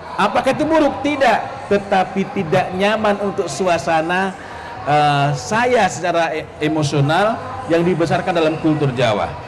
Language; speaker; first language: Indonesian; native; Indonesian